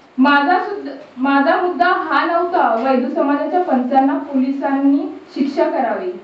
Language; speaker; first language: Marathi; non-native, local second language; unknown